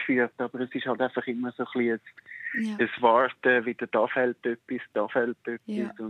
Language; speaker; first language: German; native; German